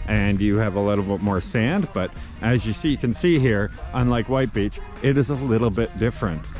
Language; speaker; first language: English; native; English